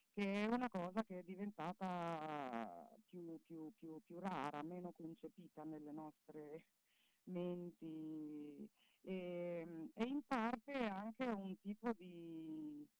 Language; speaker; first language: Italian; native; Italian